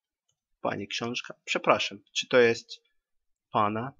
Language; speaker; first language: Polish; non-native, learner; Russian